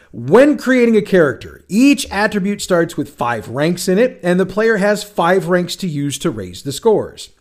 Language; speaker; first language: English; native; English